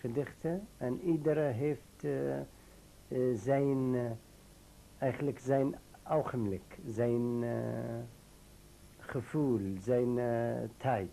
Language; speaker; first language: Dutch; non-native, learner; Arabic